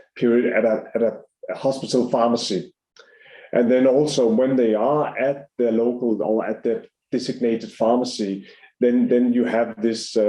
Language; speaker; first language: English; non-native, fluent; Danish